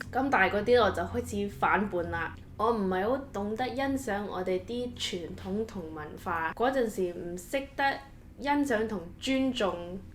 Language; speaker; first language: Cantonese; early bilingual, heritage; Cantonese